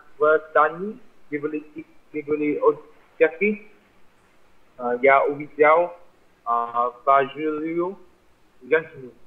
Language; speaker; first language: Russian; non-native, learner; Vietnamese